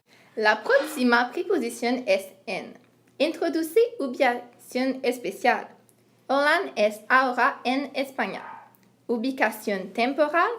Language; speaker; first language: Spanish; non-native, learner; French